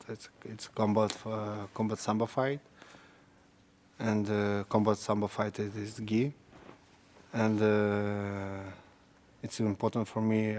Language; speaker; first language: English; non-native, learner; Russian